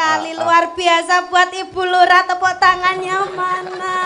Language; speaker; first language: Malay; non-native, local second language; Javanese